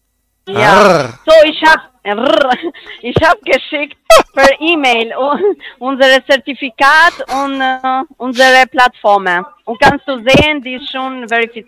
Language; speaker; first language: German; non-native, learner; Spanish